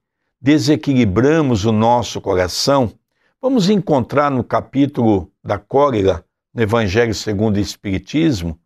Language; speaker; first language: Portuguese; native; Portuguese